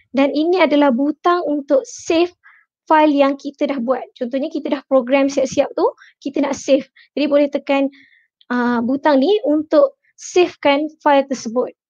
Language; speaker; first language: Malay; native; Malay